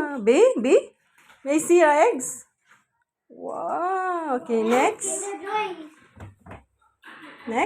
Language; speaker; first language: English; non-native, local second language; Cebuano